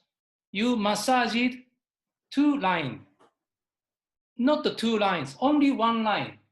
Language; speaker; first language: English; non-native, learner; Japanese